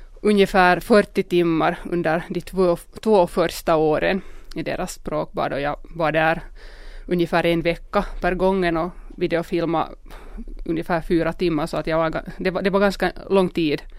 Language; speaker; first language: Swedish; non-native, local second language; Finnish